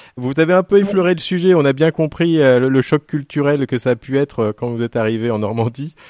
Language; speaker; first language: French; native; French